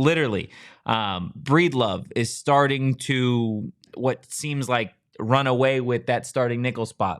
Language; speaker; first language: English; native; English